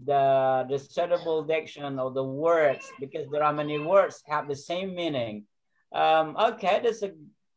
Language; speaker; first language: English; non-native, fluent; Indonesian